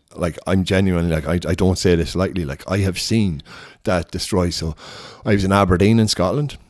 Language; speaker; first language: English; native; English